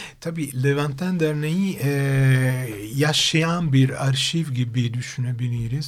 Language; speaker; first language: Turkish; non-native, fluent; Italian